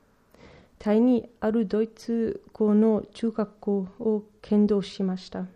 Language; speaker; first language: Japanese; non-native, learner; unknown